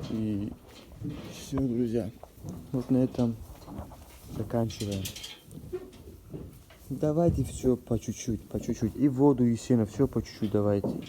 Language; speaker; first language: Russian; non-native, local second language; Ossetic